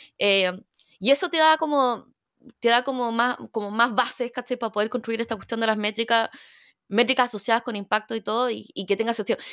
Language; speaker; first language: Spanish; early bilingual, other home language; Korean